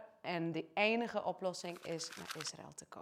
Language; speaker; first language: Dutch; non-native, fluent; Portuguese